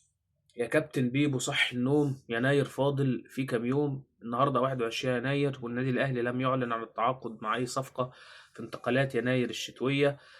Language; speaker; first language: Arabic; native; Arabic